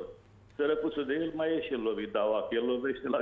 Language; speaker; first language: Romanian; native; Romanian